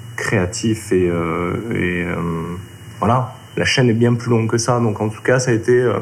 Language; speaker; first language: French; native; French